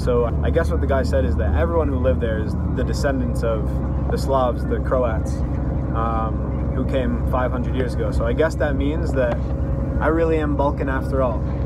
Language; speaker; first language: English; native; English